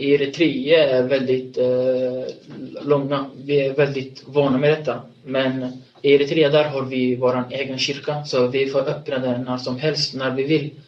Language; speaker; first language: Swedish; non-native, fluent; Tigrinya